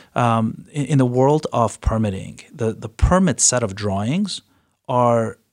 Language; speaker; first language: English; early bilingual, other home language; Persian